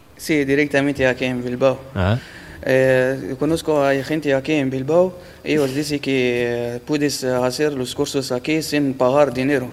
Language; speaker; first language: Spanish; non-native, learner; Arabic